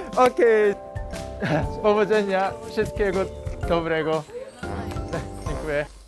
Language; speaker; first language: Polish; non-native, learner; Korean